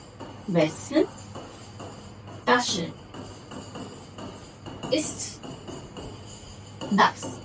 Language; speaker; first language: German; non-native, learner; Hindi